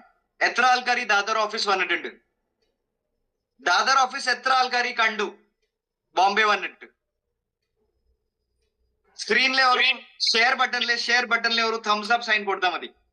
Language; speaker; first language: Malayalam; non-native, fluent; Hindi